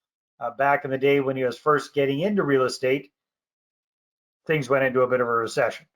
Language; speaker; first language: English; native; English